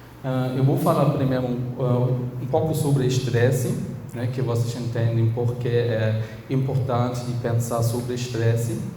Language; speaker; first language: Portuguese; non-native, fluent; German